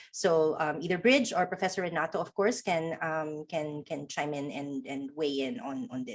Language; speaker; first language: English; non-native, local second language; Filipino